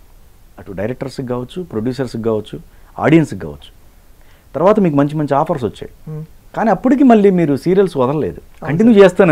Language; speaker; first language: Telugu; native; Telugu